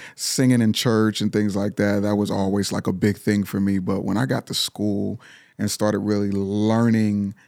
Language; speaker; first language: English; native; English